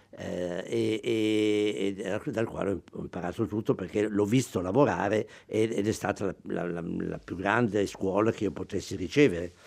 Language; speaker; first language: Italian; native; Italian